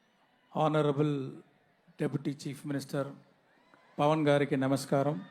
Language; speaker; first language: Telugu; non-native, learner; Tamil